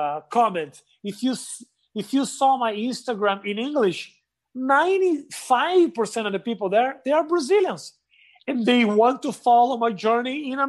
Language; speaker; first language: English; non-native, fluent; Portuguese